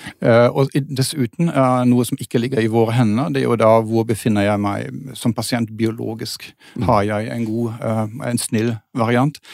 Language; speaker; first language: Norwegian; non-native, fluent; German